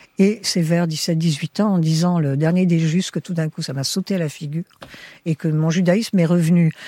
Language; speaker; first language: French; early bilingual, heritage; French